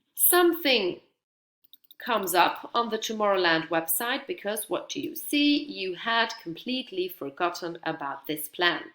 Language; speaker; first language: English; non-native, fluent; Dutch